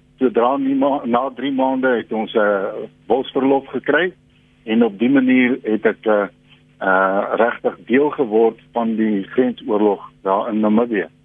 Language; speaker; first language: Afrikaans; native; Afrikaans